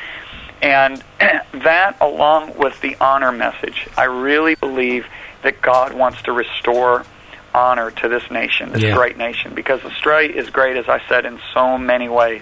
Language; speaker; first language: English; native; English